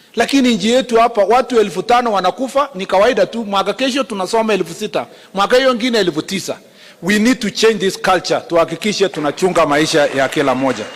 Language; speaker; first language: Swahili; non-native, local second language; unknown